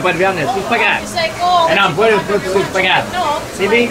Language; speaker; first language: English; non-native, learner; French